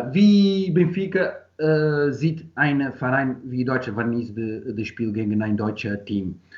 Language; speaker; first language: German; non-native, learner; Portuguese